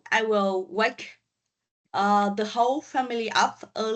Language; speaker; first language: English; non-native, learner; Vietnamese